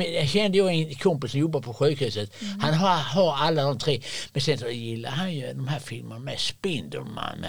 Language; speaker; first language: Swedish; native; Swedish